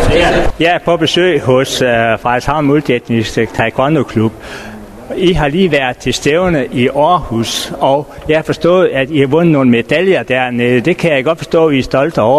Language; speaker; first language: Danish; native; Danish